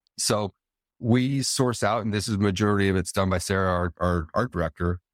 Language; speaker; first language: English; native; English